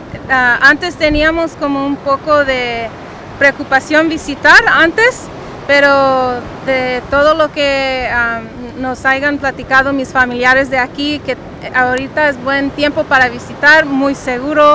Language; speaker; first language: Spanish; early bilingual, heritage; Spanish